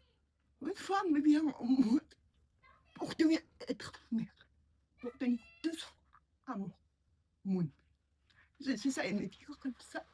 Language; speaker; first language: French; non-native, learner; Mongolian